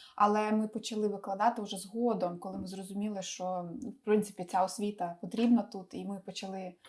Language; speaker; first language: Ukrainian; native; Ukrainian